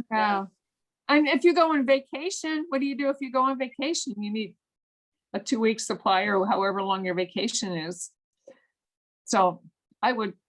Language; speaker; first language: English; native; English